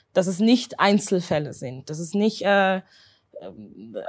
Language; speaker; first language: German; native; German